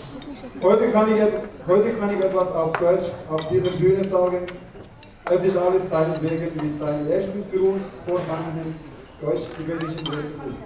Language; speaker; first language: German; non-native, fluent; Tibetan